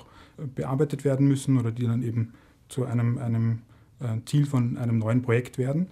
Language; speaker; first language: German; native; German